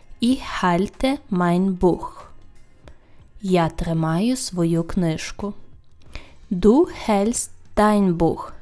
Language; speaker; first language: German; non-native, fluent; Ukrainian